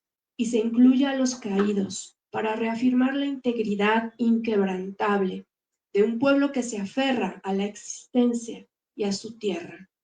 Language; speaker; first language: Spanish; native; Spanish